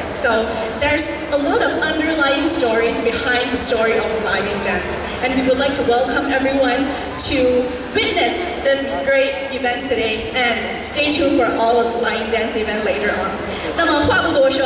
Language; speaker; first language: English; non-native, local second language; Chinese